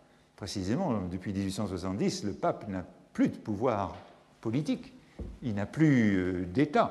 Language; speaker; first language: French; native; French